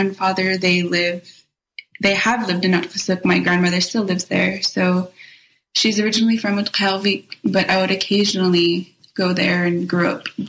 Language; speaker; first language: English; native; English